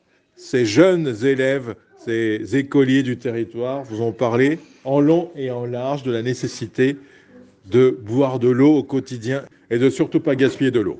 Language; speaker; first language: French; native; French